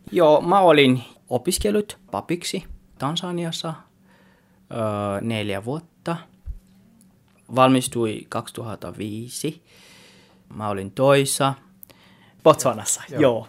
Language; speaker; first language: Finnish; non-native, learner; Tswana